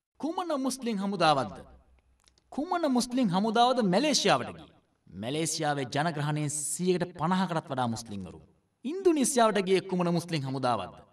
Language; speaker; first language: Sinhala; non-native, local second language; Tamil